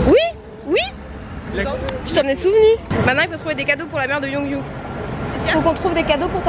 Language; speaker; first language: French; native; French